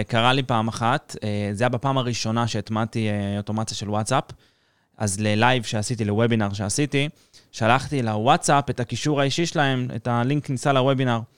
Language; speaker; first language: Hebrew; native; Hebrew